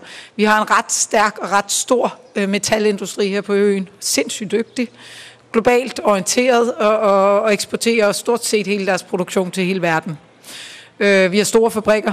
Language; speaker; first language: Danish; native; Danish